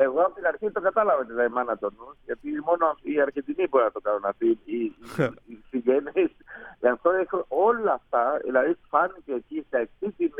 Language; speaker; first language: Greek; non-native, fluent; Spanish